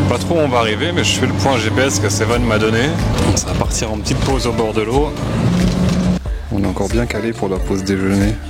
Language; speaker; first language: French; native; French